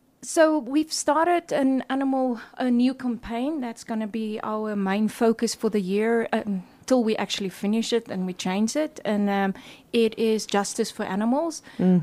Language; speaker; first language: English; non-native, local second language; Afrikaans